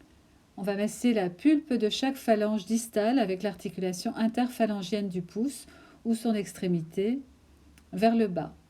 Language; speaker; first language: French; native; French